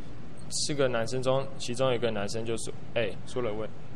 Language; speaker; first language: Chinese; native; Chinese